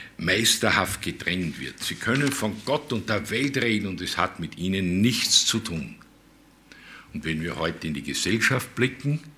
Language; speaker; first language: German; native; German